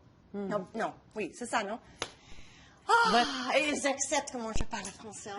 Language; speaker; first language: French; non-native, local second language; English